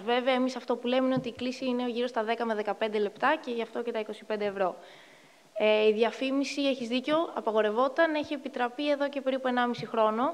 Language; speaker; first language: Greek; native; Greek